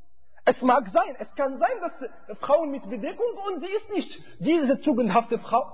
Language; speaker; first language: German; non-native, fluent; Arabic